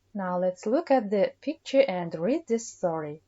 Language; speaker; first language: English; non-native, fluent; Kazakh